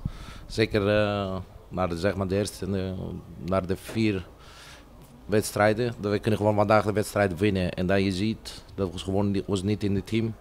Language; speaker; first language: Dutch; non-native, fluent; Greek